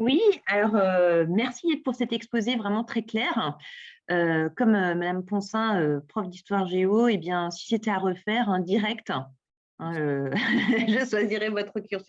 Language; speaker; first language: French; native; French